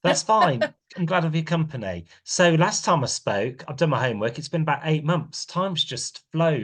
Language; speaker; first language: English; native; English